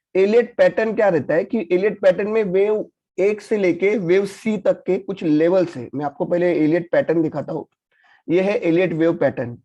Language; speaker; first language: Hindi; non-native, local second language; Marathi